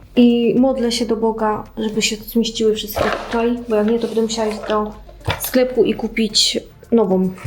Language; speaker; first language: Polish; native; Polish